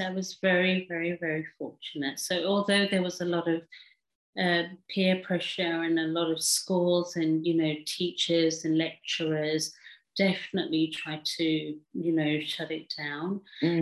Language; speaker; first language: English; early bilingual, other home language; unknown